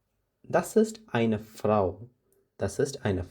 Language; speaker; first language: German; non-native, fluent; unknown